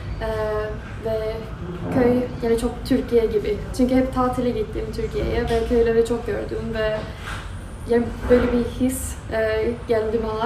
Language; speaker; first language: Turkish; non-native, fluent; Swedish